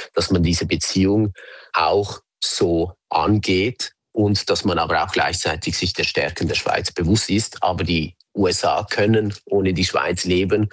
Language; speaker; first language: German; native; German